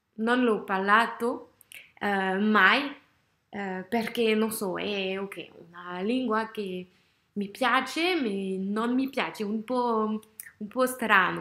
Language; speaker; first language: Italian; non-native, learner; French